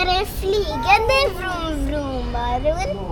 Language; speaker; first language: Swedish; early bilingual, other home language; Persian